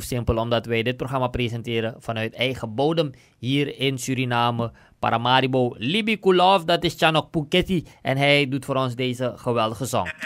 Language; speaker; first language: Dutch; native; Dutch